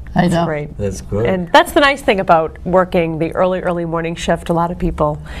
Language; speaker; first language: English; native; English